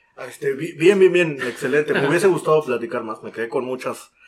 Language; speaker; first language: Spanish; native; Spanish